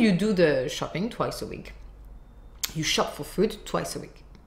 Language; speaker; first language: English; non-native, fluent; French